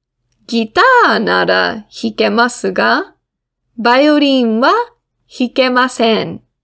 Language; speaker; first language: Japanese; non-native, fluent; English